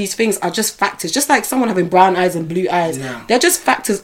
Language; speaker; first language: English; native; English